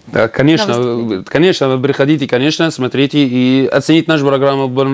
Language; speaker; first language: Russian; non-native, learner; Arabic